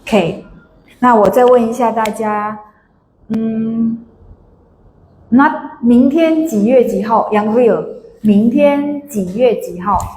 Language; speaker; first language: Chinese; non-native, fluent; Indonesian